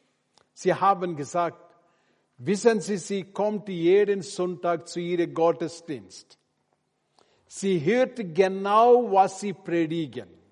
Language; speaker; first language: German; non-native, learner; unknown